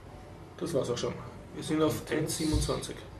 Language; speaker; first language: German; native; German